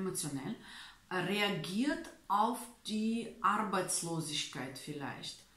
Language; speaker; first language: German; non-native, learner; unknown